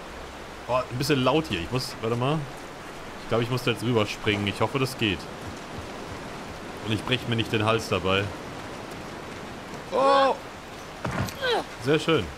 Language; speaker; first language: German; native; German